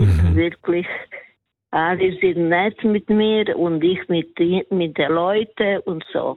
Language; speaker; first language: German; non-native, learner; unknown